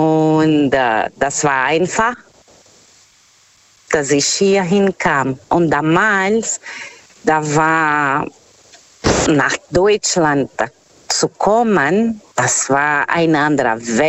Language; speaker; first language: German; non-native, fluent; Portuguese